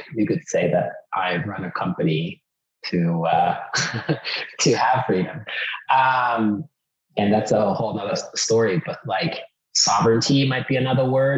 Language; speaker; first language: English; non-native, fluent; Finnish